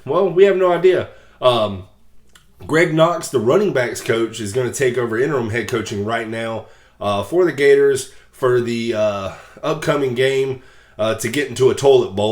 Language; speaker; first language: English; native; English